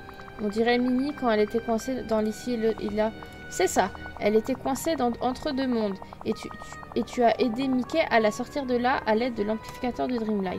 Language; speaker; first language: French; native; French